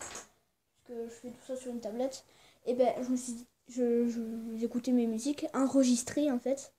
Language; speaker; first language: French; native; French